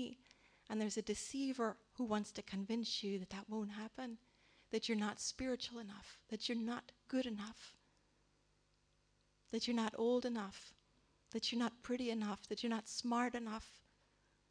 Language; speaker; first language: English; native; English